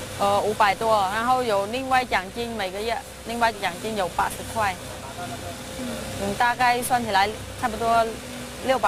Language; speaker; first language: Chinese; non-native, fluent; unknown